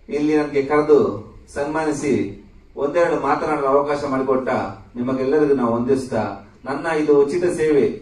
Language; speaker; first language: Kannada; non-native, local second language; Tulu